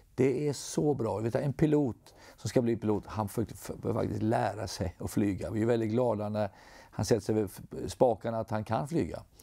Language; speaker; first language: Swedish; native; Swedish